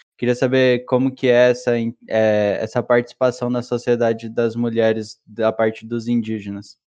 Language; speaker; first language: Portuguese; native; Portuguese